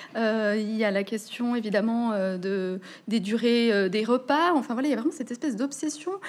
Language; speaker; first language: French; native; French